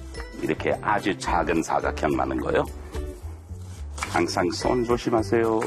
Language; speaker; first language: Korean; non-native, learner; English